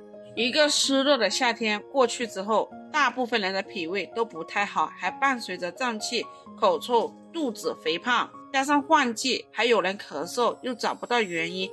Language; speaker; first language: Chinese; native; Chinese